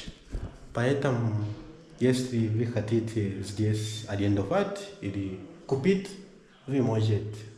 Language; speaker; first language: Russian; non-native, learner; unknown